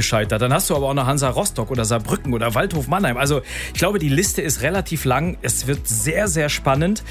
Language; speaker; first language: German; native; German